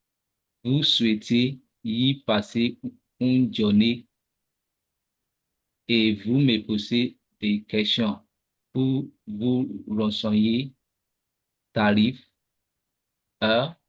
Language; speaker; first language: French; non-native, learner; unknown